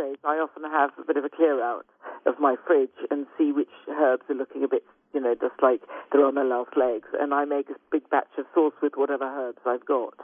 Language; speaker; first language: English; native; English